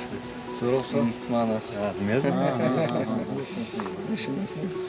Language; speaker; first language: Persian; non-native, learner; English